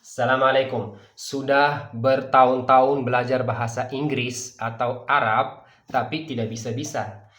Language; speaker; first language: Indonesian; non-native, fluent; Persian